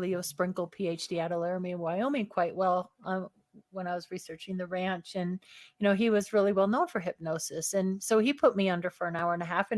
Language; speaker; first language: English; native; English